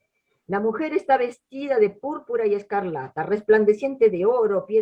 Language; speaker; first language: Spanish; native; Spanish